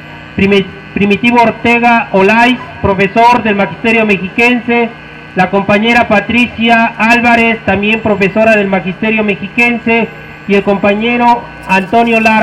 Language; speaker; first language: Spanish; native; Spanish